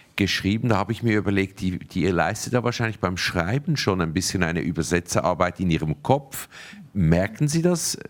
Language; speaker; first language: German; native; German